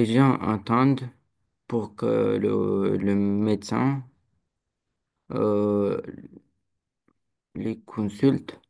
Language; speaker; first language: French; non-native, learner; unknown